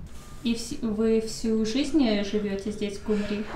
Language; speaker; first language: Russian; early bilingual, heritage; English